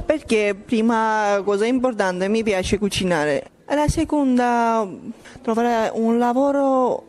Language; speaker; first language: Italian; non-native, learner; Armenian